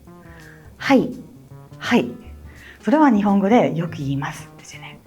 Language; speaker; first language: Japanese; non-native, fluent; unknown